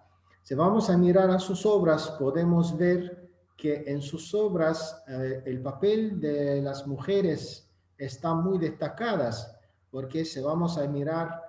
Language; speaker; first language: Spanish; non-native, learner; Azerbaijani